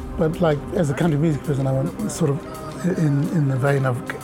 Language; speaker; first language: English; non-native, local second language; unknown